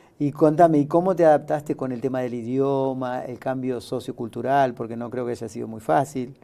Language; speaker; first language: Spanish; native; Spanish